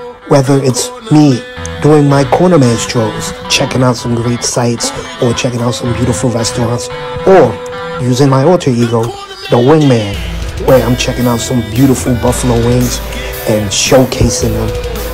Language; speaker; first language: English; early bilingual, other home language; Spanish